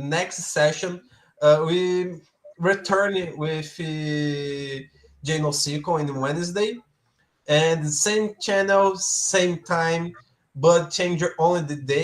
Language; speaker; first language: English; non-native, learner; Portuguese